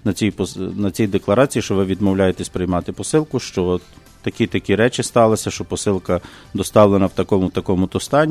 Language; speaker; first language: Ukrainian; native; Ukrainian